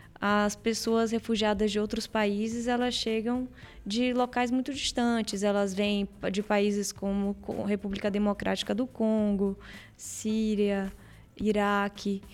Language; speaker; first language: Portuguese; native; Portuguese